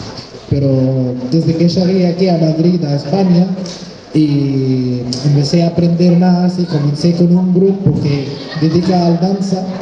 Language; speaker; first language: Spanish; non-native, fluent; Arabic